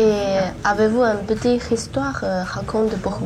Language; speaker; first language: French; non-native, learner; Chinese